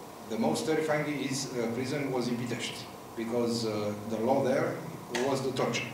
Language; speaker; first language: English; non-native, fluent; Romanian